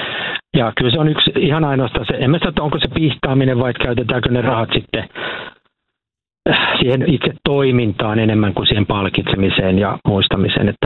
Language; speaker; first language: Finnish; native; Finnish